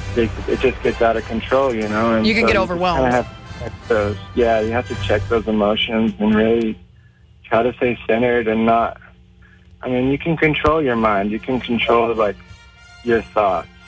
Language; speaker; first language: English; native; English